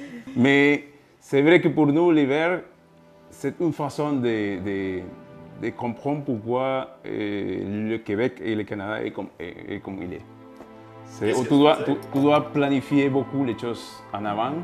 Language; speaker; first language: French; non-native, fluent; Spanish